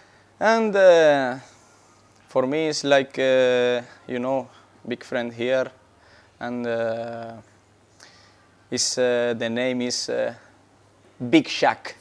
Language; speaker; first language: English; non-native, learner; Spanish